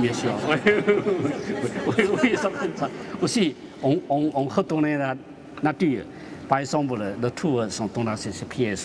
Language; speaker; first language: French; non-native, learner; Chinese